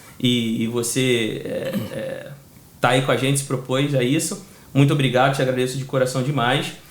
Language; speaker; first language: Portuguese; native; Portuguese